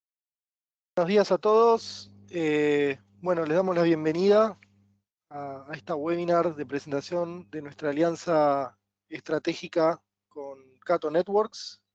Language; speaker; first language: Spanish; native; Spanish